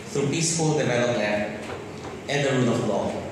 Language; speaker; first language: English; non-native, local second language; Filipino